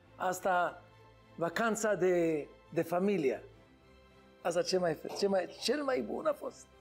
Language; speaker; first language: Romanian; non-native, learner; Hebrew